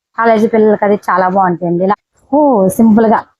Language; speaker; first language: Telugu; native; Telugu